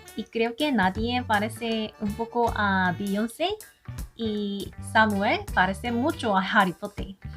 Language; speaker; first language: Spanish; non-native, learner; Korean